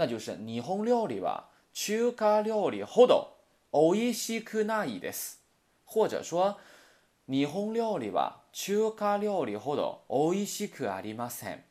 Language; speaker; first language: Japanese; non-native, fluent; Chinese